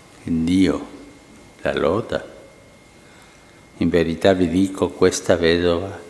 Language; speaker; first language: Italian; non-native, fluent; Spanish